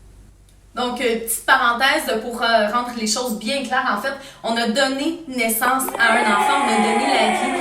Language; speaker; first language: French; native; French